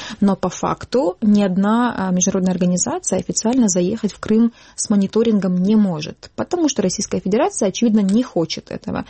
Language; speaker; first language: Russian; non-native, local second language; Crimean Tatar